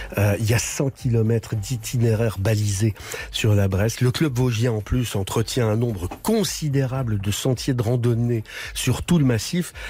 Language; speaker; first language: French; native; French